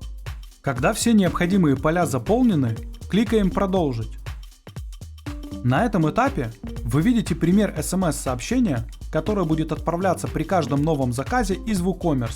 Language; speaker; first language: Russian; native; Russian